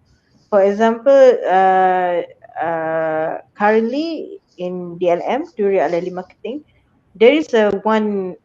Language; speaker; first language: English; non-native, fluent; Malay